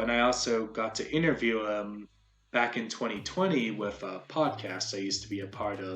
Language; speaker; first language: English; native; English